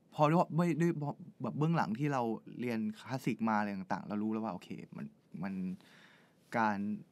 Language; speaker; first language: Thai; native; Thai